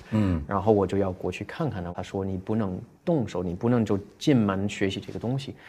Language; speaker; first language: Chinese; non-native, fluent; English